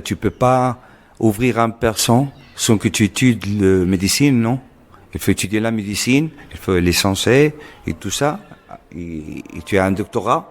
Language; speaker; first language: French; non-native, local second language; Arabic